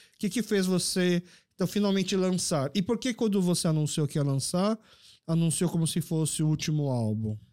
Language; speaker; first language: Portuguese; early bilingual, other home language; Korean